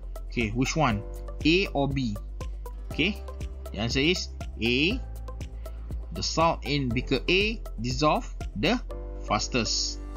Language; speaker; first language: English; non-native, local second language; Malay